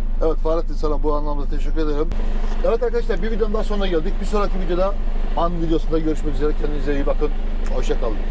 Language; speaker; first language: Turkish; native; Turkish